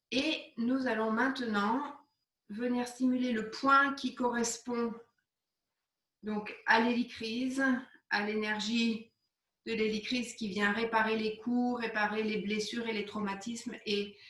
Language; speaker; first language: French; native; French